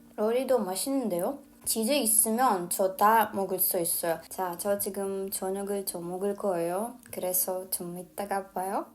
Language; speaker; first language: Korean; non-native, fluent; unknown